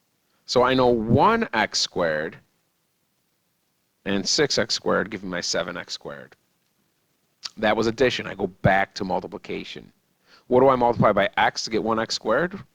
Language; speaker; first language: English; native; English